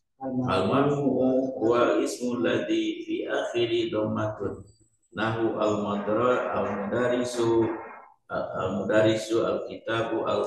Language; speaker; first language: Arabic; non-native, learner; Indonesian